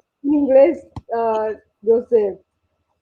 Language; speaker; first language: Spanish; non-native, fluent; English